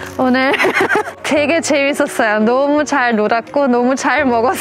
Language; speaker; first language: Korean; non-native, fluent; German